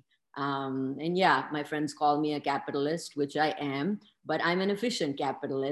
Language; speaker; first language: English; non-native, local second language; Urdu